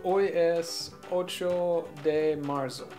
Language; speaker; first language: Spanish; non-native, learner; English